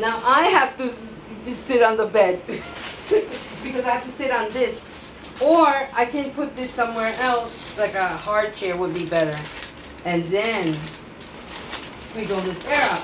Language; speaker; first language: English; early bilingual, other home language; Spanish